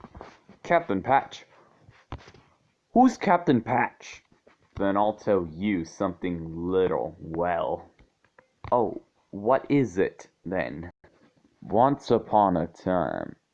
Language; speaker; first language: English; native; English